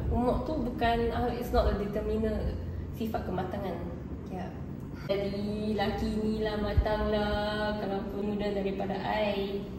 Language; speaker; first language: Malay; non-native, local second language; Chinese